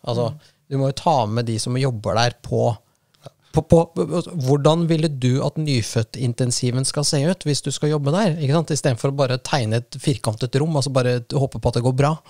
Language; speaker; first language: Norwegian; native; Norwegian